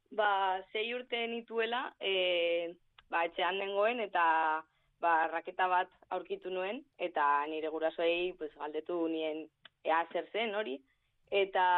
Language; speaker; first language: Basque; non-native, local second language; Spanish